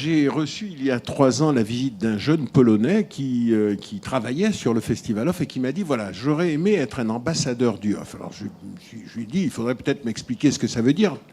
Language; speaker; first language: French; native; French